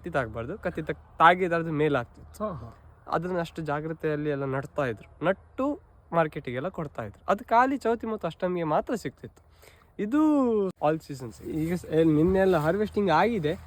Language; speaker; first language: Kannada; non-native, local second language; Konkani